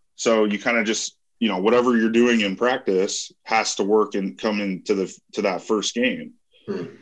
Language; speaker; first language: English; native; English